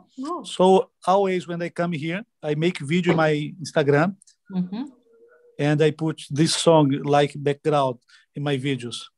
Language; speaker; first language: English; non-native, learner; Portuguese